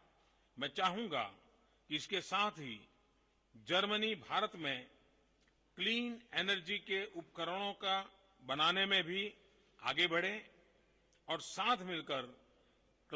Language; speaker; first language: Hindi; non-native, local second language; Gujarati